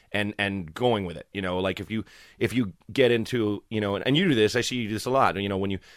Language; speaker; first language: English; native; English